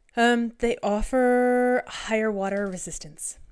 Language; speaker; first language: English; native; English